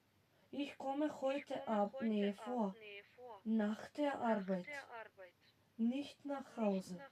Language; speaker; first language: German; non-native, fluent; Macedonian